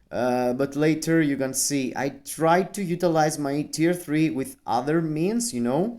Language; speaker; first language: English; non-native, fluent; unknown